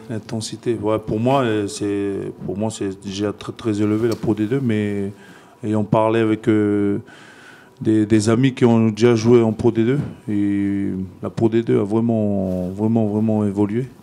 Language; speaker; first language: French; non-native, fluent; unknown